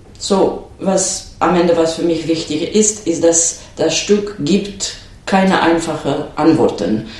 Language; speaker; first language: German; non-native, fluent; Romanian